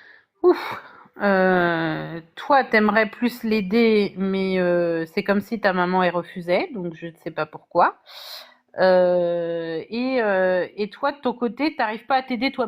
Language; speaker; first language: French; native; French